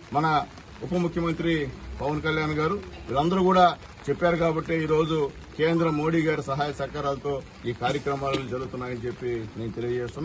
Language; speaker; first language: Telugu; native; Telugu